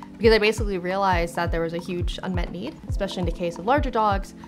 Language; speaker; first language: English; native; English